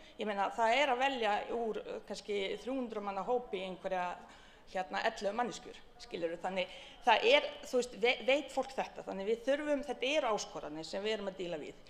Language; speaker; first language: Icelandic; non-native, fluent; Bosnian